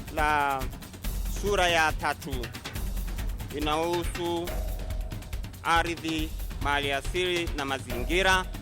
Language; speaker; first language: Swahili; non-native, local second language; Sukuma